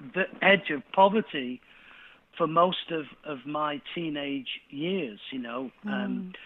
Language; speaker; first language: English; native; English